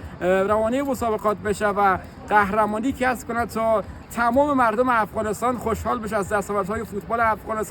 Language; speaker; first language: Persian; native; Persian